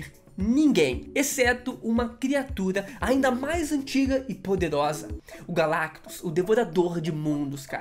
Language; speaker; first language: Portuguese; native; Portuguese